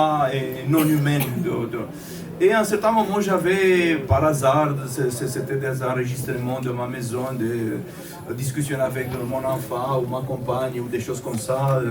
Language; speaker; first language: French; non-native, fluent; Romanian